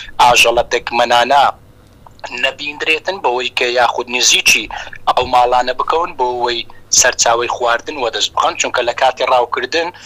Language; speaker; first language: Central Kurdish; native; Central Kurdish